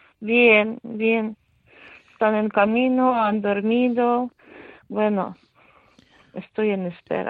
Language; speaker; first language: Spanish; non-native, fluent; Ukrainian